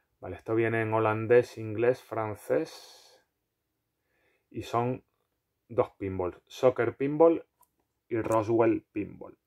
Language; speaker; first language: Spanish; native; Spanish